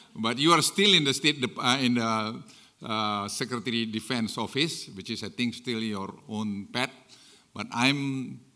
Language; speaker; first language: English; non-native, fluent; Indonesian